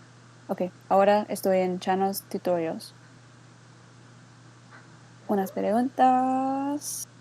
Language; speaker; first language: Spanish; non-native, learner; English